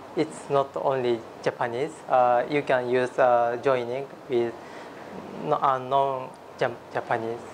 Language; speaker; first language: English; non-native, learner; Japanese